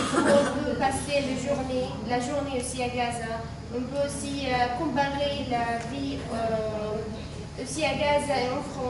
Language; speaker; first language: French; non-native, learner; Arabic